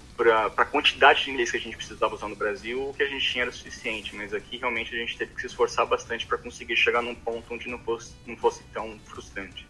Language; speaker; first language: Portuguese; native; Portuguese